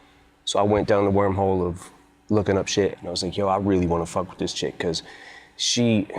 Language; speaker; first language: English; native; English